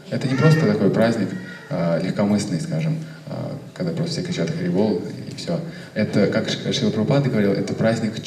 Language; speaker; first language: Russian; native; Russian